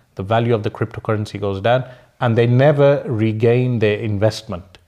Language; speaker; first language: English; native; English